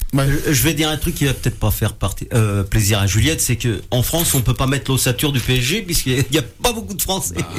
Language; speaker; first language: French; native; French